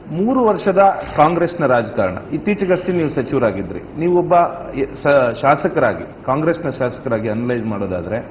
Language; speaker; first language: Kannada; native; Kannada